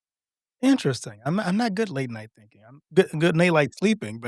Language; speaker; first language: English; native; English